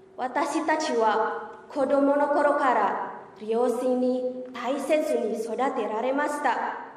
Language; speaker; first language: Japanese; non-native, fluent; Indonesian